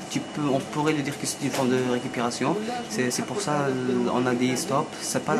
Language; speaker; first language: French; non-native, learner; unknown